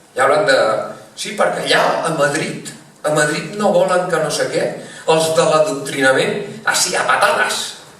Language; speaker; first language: Catalan; non-native, local second language; Spanish